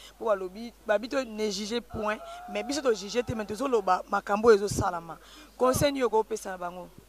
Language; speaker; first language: Lingala; native; Lingala